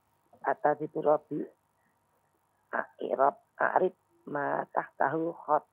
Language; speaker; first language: Arabic; non-native, learner; Indonesian